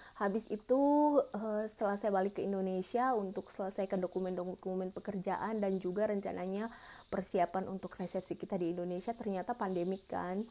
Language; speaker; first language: Indonesian; native; Indonesian